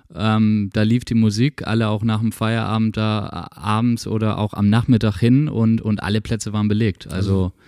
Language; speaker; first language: German; native; German